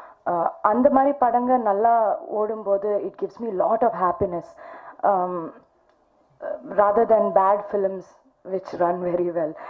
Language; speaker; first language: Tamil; non-native, fluent; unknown